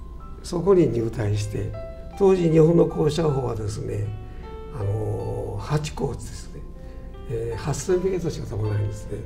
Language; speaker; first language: Japanese; native; Japanese